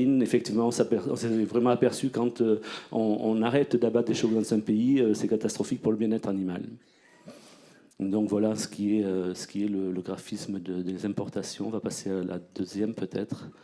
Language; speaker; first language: French; native; French